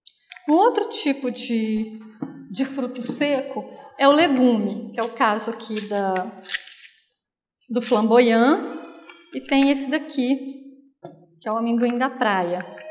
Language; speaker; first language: Portuguese; native; Portuguese